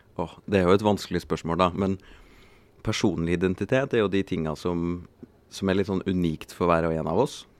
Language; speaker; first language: Norwegian; native; Norwegian